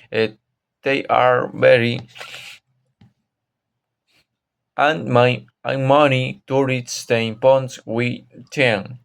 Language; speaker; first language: English; non-native, learner; Spanish